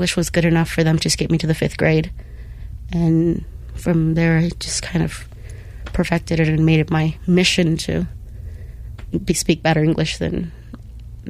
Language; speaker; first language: English; non-native, local second language; Spanish